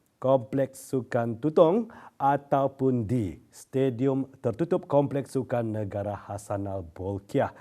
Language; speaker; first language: Malay; native; Malay